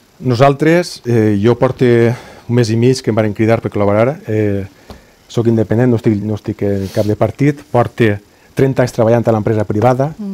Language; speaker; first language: Catalan; native; Catalan